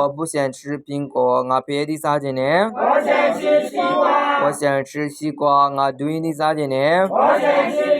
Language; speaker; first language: Chinese; non-native, fluent; Burmese